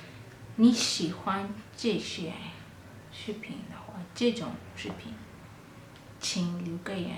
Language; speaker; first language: Chinese; non-native, fluent; Kalenjin